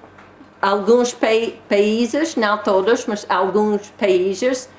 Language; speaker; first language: Portuguese; non-native, learner; English